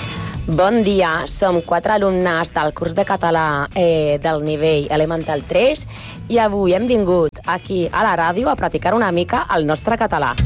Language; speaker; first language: Catalan; non-native, learner; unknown